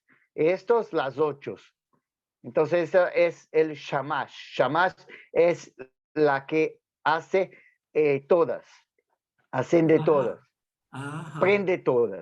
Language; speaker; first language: Spanish; non-native, fluent; Portuguese